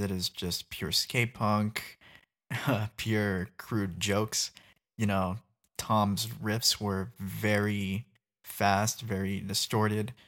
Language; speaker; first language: English; native; English